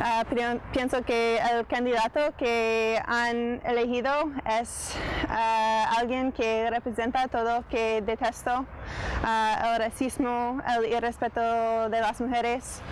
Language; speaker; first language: Spanish; non-native, fluent; English